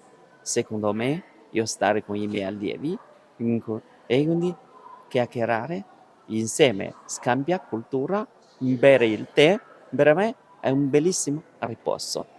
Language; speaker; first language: Italian; non-native, learner; Chinese